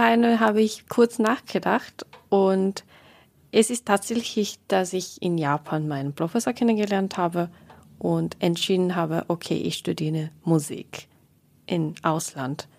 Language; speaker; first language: German; non-native, learner; Japanese